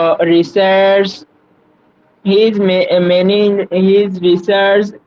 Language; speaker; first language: English; non-native, learner; Bangla